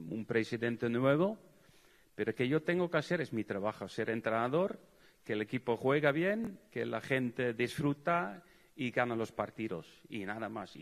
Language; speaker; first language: Spanish; non-native, fluent; Dutch